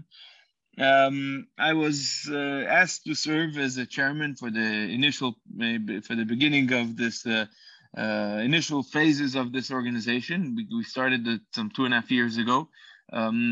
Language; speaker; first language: English; non-native, fluent; Hebrew